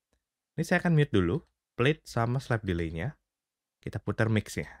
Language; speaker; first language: Indonesian; native; Indonesian